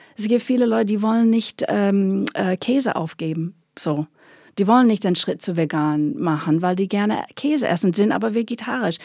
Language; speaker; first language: German; non-native, fluent; English